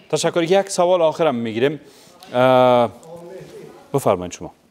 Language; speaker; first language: Persian; native; Persian